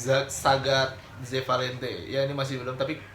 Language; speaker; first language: Indonesian; native; Indonesian